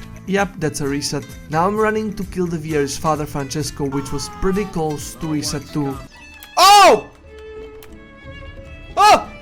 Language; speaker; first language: English; non-native, fluent; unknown